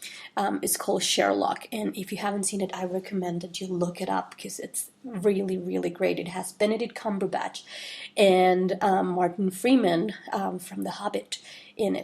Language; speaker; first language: English; non-native, fluent; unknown